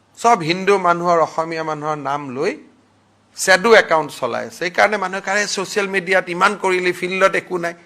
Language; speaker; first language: Assamese; native; Assamese